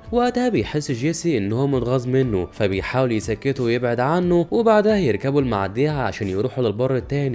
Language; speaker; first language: Arabic; native; Arabic